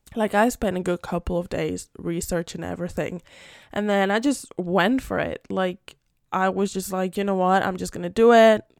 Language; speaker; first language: English; non-native, fluent; Spanish